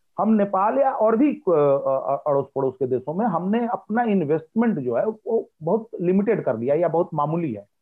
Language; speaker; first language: Hindi; native; Hindi